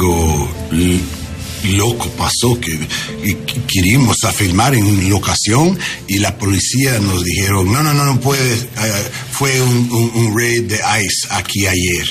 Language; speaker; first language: Spanish; non-native, learner; English